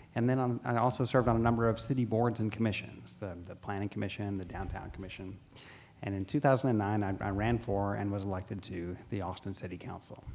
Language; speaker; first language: English; native; English